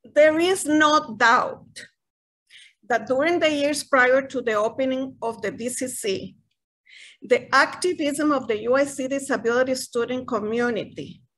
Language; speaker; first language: English; non-native, fluent; Spanish